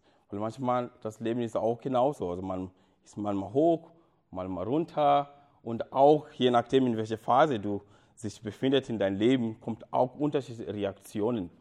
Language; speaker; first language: German; non-native, fluent; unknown